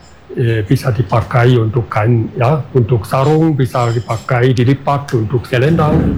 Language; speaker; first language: Indonesian; non-native, fluent; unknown